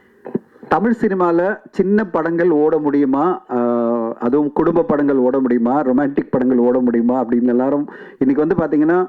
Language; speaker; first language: Tamil; native; Tamil